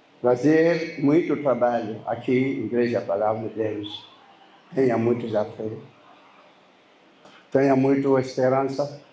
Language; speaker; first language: Portuguese; non-native, learner; Lingala